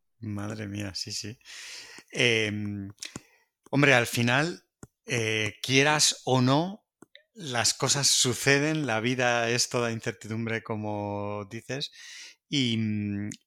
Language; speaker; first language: Spanish; native; Spanish